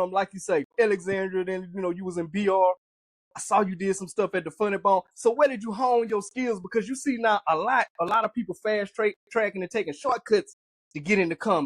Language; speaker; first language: English; native; English